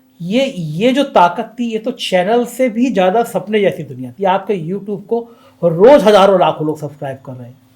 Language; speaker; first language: Hindi; native; Hindi